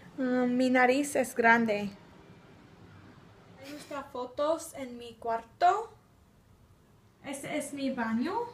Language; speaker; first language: Spanish; non-native, learner; English